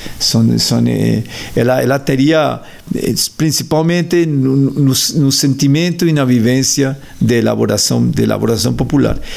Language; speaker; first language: Portuguese; non-native, fluent; Spanish